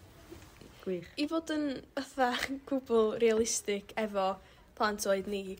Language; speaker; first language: Welsh; native; Welsh